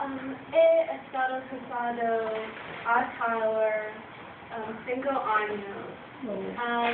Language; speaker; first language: Spanish; non-native, learner; English